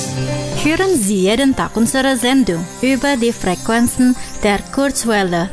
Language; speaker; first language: German; non-native, fluent; Indonesian